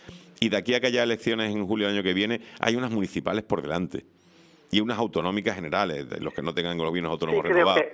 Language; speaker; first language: Spanish; native; Spanish